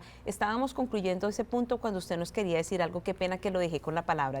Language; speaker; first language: Spanish; native; Spanish